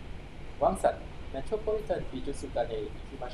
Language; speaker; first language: Japanese; non-native, learner; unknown